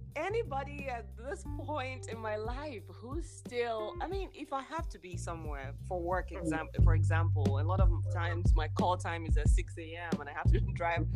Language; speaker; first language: English; non-native, local second language; Igbo